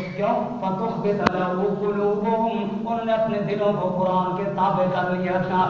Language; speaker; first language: Urdu; non-native, local second language; Punjabi